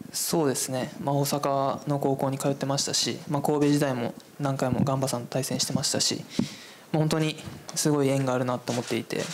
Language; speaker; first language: Japanese; native; Japanese